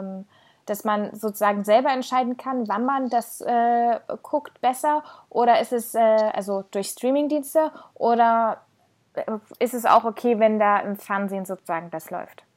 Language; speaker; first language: German; native; German